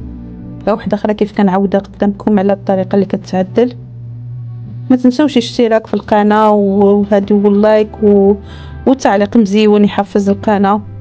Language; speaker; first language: Arabic; native; Arabic